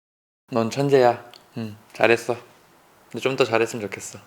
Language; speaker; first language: Korean; native; Korean